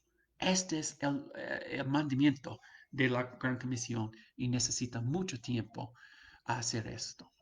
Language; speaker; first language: Spanish; non-native, fluent; English